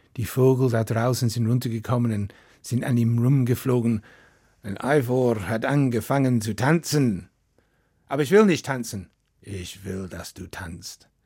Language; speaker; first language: German; non-native, fluent; English